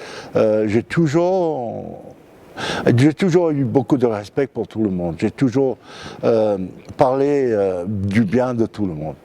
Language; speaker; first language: French; non-native, fluent; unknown